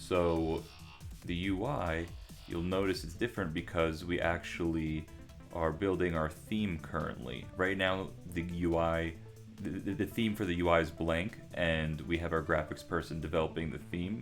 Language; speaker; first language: English; native; English